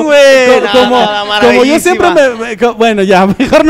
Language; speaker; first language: Spanish; native; Spanish